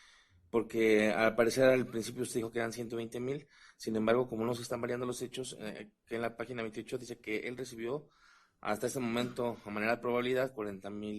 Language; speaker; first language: Spanish; native; Spanish